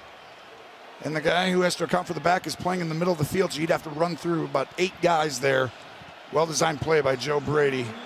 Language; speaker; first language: English; native; English